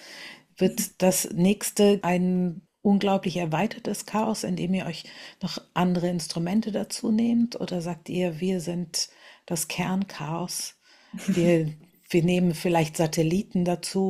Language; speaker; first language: German; native; German